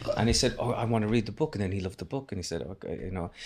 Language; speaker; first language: English; native; English